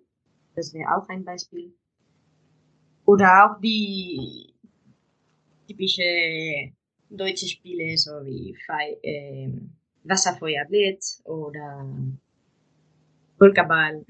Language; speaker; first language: German; non-native, fluent; Spanish